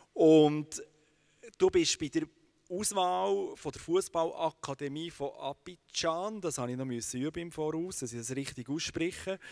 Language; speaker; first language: German; native; German